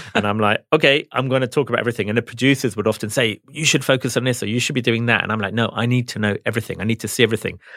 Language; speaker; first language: English; native; English